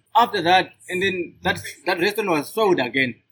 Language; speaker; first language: English; non-native, local second language; Shona